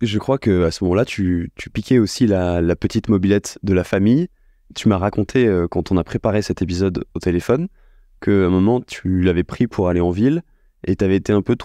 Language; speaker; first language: French; native; French